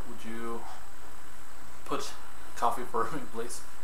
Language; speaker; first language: English; non-native, fluent; Spanish